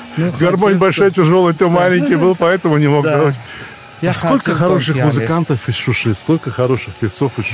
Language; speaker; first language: Russian; native; Russian